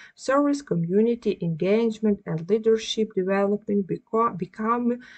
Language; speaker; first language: English; non-native, fluent; Ukrainian